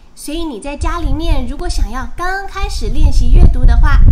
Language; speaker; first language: Chinese; native; Chinese